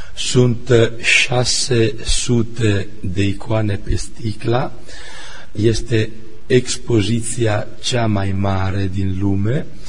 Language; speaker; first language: Romanian; non-native, fluent; Italian